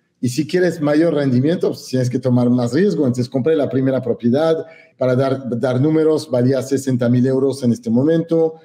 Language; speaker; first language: Spanish; non-native, fluent; French